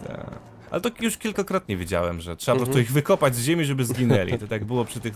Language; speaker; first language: Polish; native; Polish